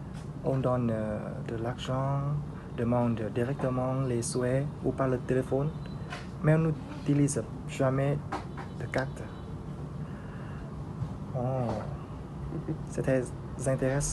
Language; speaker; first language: French; non-native, learner; Vietnamese